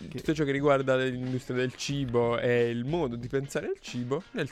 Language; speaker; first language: Italian; native; Italian